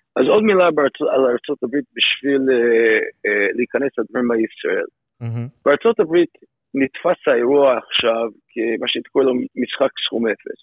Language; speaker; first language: Hebrew; non-native, fluent; English